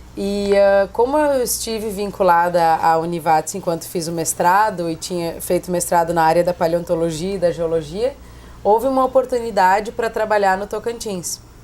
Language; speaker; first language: Portuguese; native; Portuguese